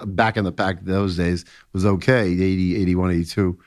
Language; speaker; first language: English; native; English